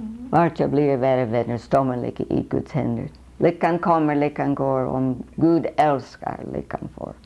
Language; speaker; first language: Swedish; early bilingual, heritage; Swedish